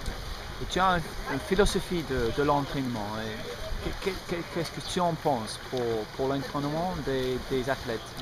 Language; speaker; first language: French; non-native, learner; English